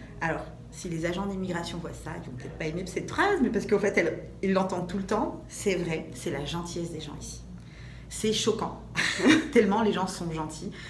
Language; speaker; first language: French; native; French